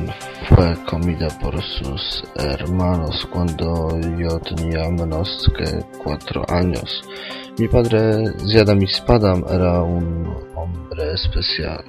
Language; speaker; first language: Spanish; non-native, learner; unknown